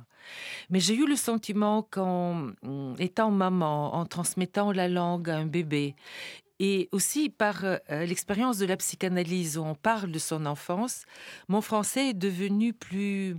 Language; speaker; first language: French; non-native, fluent; Bulgarian